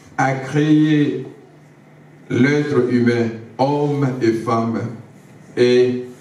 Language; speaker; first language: French; non-native, local second language; Lingala